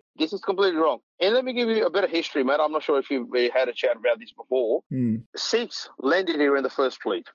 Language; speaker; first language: English; non-native, local second language; Punjabi